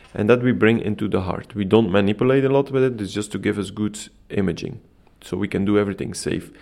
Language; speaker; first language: English; non-native, fluent; Dutch